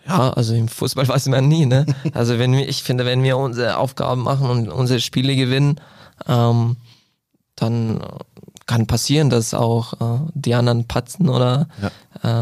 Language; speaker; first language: German; non-native, fluent; Croatian